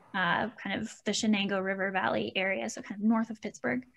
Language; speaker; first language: English; native; English